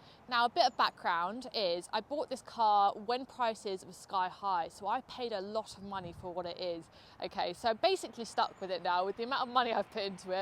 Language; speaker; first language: English; native; English